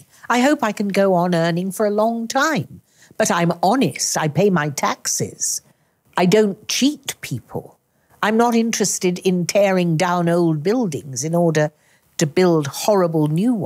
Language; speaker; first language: English; native; English